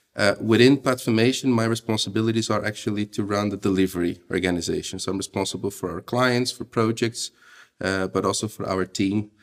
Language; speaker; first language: English; non-native, fluent; Portuguese